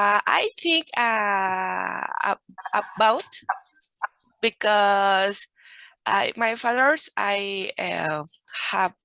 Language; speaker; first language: English; non-native, learner; Spanish